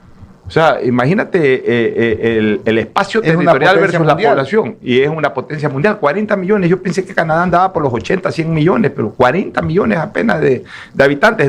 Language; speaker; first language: Spanish; native; Spanish